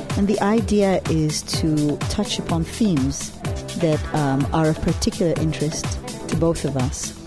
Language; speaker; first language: English; early bilingual, other home language; Hebrew